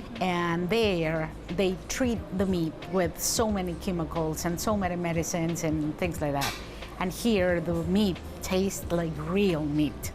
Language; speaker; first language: English; non-native, fluent; Spanish